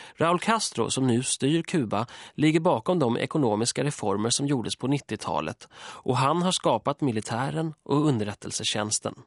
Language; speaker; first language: Swedish; early bilingual, other home language; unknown